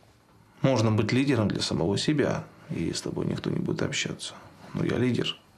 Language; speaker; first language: Russian; native; Russian